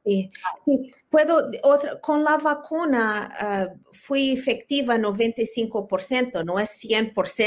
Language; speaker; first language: Spanish; early bilingual, heritage; Spanish